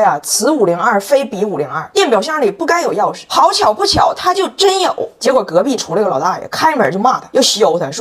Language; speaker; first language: Chinese; native; Chinese